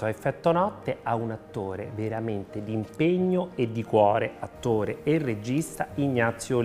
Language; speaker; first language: Italian; native; Italian